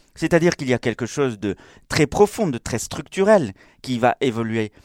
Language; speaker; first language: French; non-native, fluent; Spanish